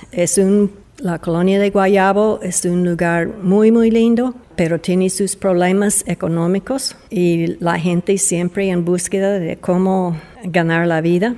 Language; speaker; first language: Spanish; non-native, fluent; English